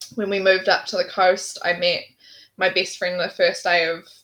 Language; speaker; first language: English; native; English